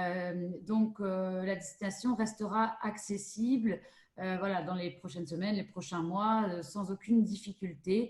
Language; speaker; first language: French; native; French